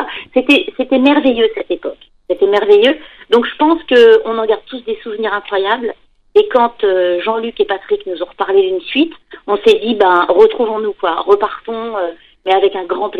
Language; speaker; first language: French; native; French